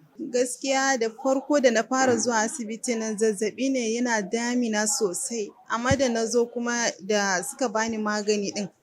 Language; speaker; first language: Hausa; native; Hausa